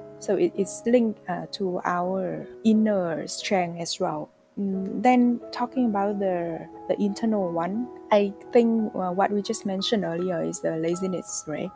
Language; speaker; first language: English; non-native, fluent; Vietnamese